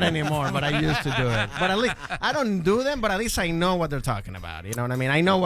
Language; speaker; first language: English; native; English